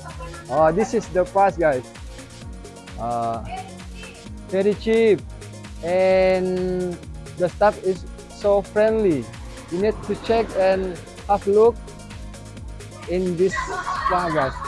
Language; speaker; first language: English; non-native, learner; Indonesian